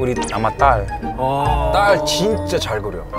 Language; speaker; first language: Korean; non-native, learner; English